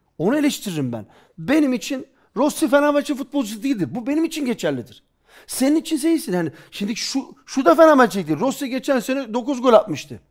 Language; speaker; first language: Turkish; early bilingual, heritage; Turkish